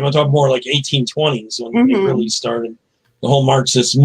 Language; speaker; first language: English; native; English